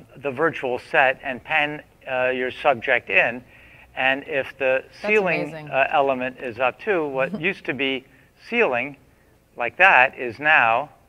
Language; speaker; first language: English; native; English